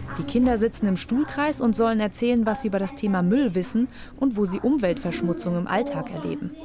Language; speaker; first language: German; native; German